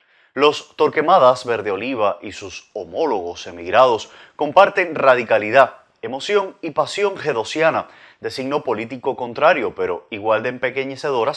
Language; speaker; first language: Spanish; native; Spanish